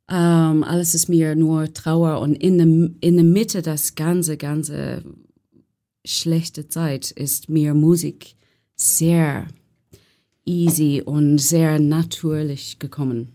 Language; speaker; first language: German; non-native, learner; English